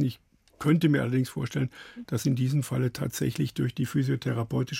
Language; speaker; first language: German; native; German